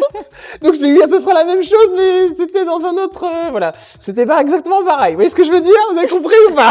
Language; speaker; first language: French; native; French